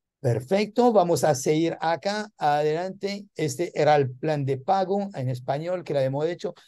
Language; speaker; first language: Spanish; non-native, learner; French